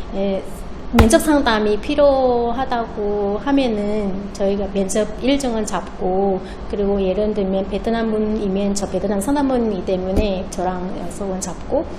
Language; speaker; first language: Korean; non-native, fluent; Vietnamese